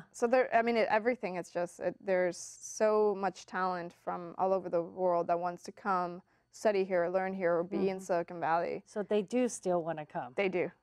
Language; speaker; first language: English; early bilingual, other home language; Spanish